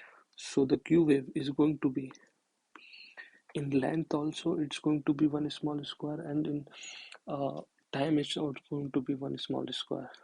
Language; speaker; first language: English; non-native, local second language; Hindi